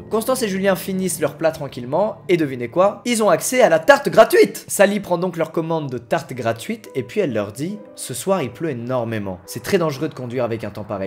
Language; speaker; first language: French; native; French